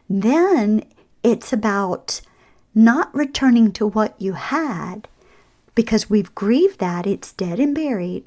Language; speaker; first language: English; native; English